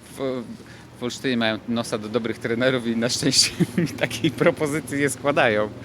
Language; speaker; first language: Polish; native; Polish